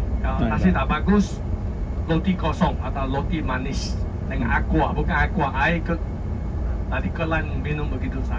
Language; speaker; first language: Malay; non-native, local second language; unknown